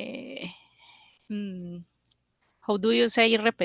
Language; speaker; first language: English; non-native, learner; Spanish